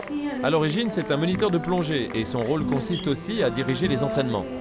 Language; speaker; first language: French; native; French